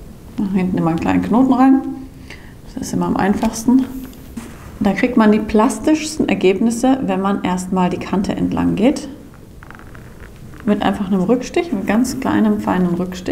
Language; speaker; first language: German; native; German